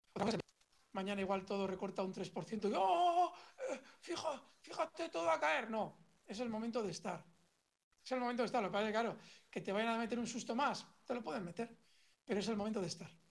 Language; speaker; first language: Spanish; native; Spanish